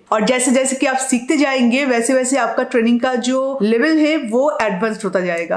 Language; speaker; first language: Hindi; non-native, local second language; Bangla